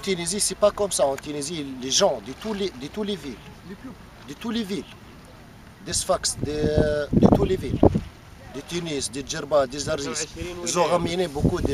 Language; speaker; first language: French; non-native, local second language; Arabic